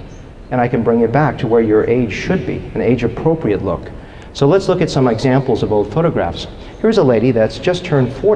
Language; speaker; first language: English; native; English